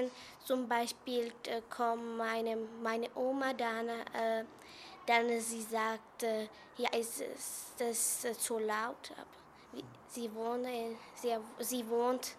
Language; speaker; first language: German; non-native, learner; Czech